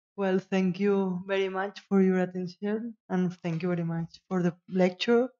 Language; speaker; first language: English; non-native, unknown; Catalan